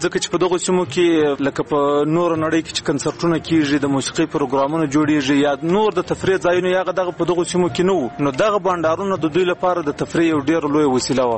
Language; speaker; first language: Pashto; native; Pashto